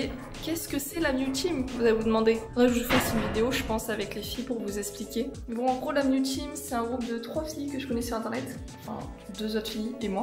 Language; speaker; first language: French; native; French